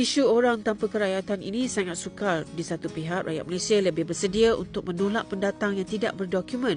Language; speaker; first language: Malay; native; Malay